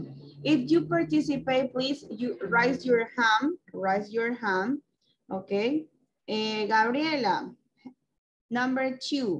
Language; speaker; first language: English; non-native, local second language; Spanish